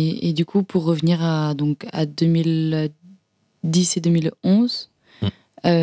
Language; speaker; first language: French; native; French